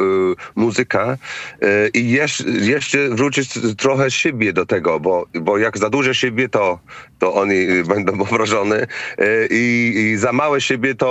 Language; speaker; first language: Polish; non-native, fluent; English